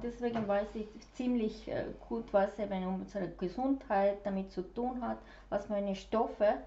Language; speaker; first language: German; non-native, fluent; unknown